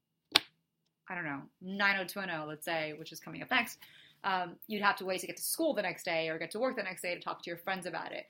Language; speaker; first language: English; early bilingual, other home language; Portuguese